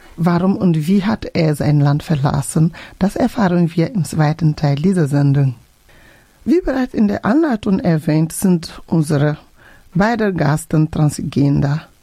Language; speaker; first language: German; non-native, fluent; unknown